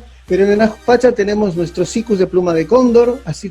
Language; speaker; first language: Spanish; native; Spanish